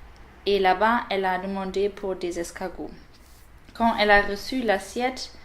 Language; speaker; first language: French; non-native, learner; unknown